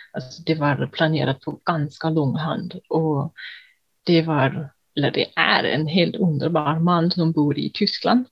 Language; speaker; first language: Swedish; non-native, fluent; German